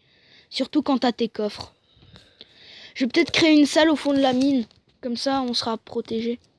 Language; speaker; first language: French; native; French